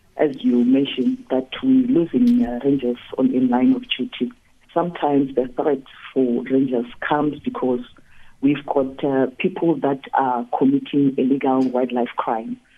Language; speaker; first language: English; non-native, local second language; Tsonga